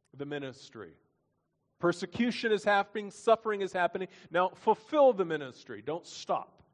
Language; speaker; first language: English; native; English